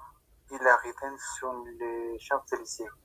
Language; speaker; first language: French; non-native, learner; Spanish